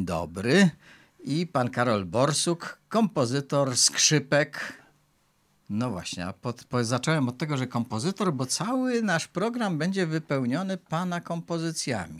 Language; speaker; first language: Polish; native; Polish